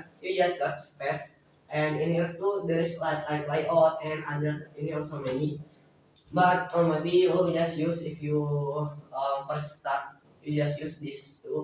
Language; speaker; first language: English; non-native, learner; Indonesian